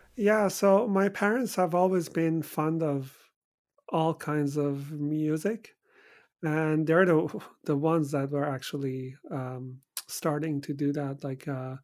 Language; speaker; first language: English; early bilingual, other home language; Persian